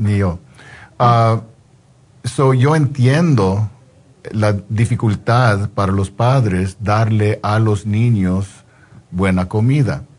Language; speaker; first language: Spanish; non-native, fluent; English